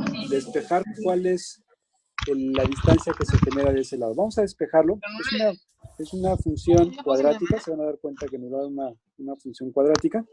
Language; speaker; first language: Spanish; native; Spanish